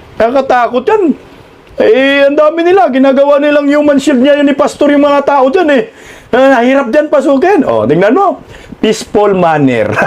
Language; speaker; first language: Filipino; native; Filipino